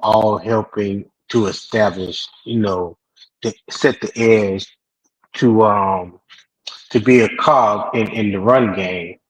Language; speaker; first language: English; native; English